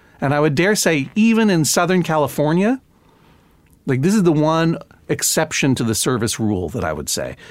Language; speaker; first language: English; native; English